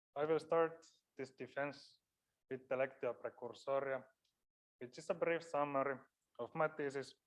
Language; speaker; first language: English; non-native, fluent; Finnish